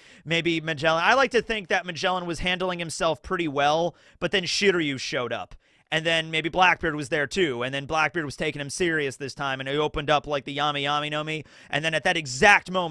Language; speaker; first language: English; native; English